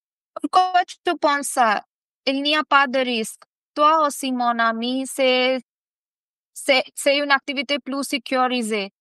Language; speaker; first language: French; non-native, fluent; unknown